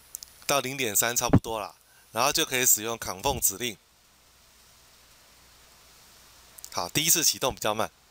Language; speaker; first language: Chinese; native; Chinese